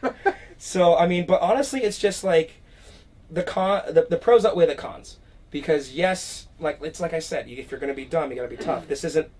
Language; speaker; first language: English; native; English